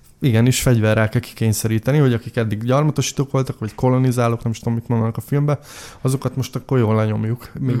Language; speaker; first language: Hungarian; native; Hungarian